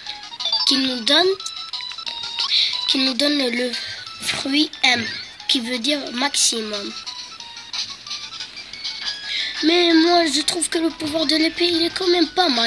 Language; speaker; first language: French; native; French